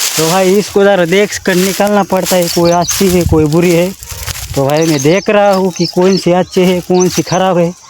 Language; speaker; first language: Hindi; non-native, local second language; Marathi